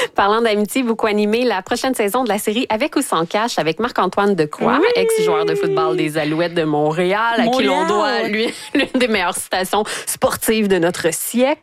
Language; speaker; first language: French; native; French